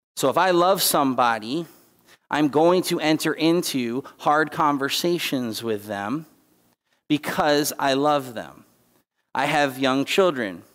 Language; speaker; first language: English; native; English